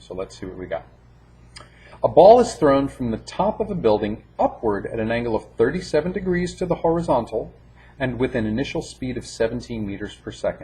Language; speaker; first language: English; native; English